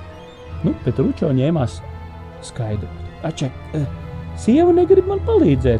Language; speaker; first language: Latvian; native; Latvian